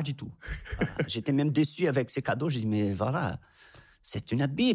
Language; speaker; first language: French; non-native, fluent; Portuguese